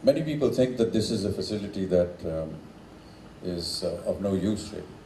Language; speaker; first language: English; non-native, local second language; Hindi